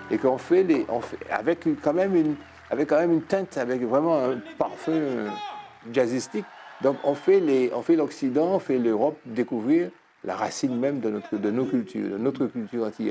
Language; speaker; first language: French; native; French